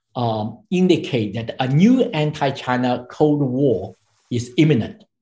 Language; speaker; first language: English; non-native, fluent; Chinese